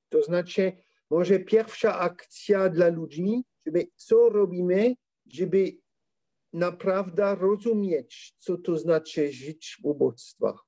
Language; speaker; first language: Polish; non-native, learner; French